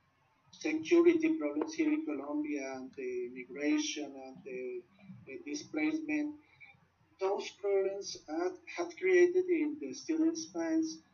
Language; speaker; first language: English; non-native, learner; Spanish